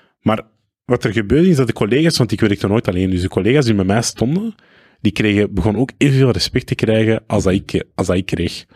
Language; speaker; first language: Dutch; early bilingual, other home language; Arabic